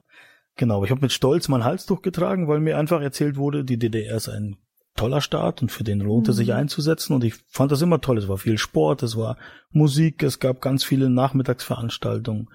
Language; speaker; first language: German; native; German